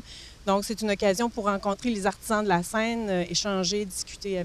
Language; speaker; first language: French; native; French